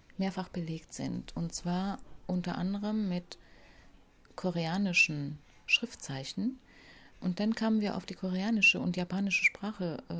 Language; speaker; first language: German; non-native, fluent; Hungarian